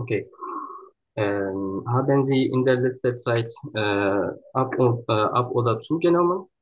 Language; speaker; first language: German; non-native, learner; Turkish